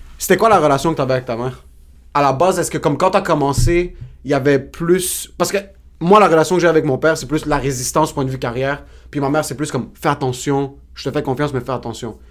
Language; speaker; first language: French; early bilingual, other home language; Spanish